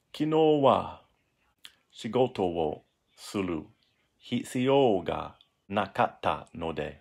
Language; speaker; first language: Japanese; non-native, learner; English